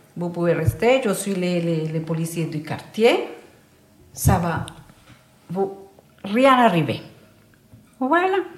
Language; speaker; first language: French; non-native, learner; Spanish